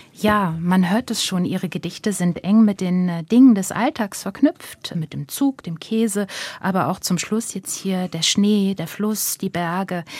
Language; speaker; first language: German; native; German